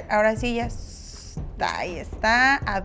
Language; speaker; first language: Spanish; native; Spanish